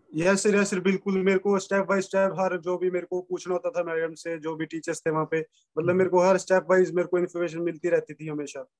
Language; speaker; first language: Hindi; native; Hindi